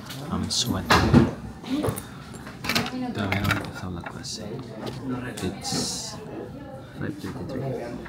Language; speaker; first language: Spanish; non-native, fluent; Filipino